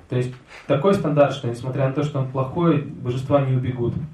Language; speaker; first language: Russian; native; Russian